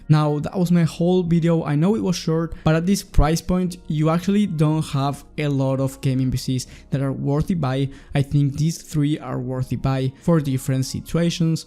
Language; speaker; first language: English; non-native, fluent; Spanish